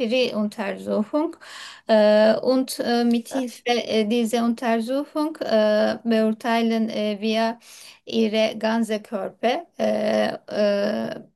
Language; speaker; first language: German; non-native, learner; Turkish